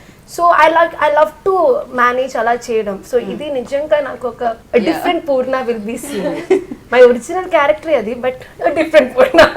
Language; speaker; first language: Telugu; non-native, learner; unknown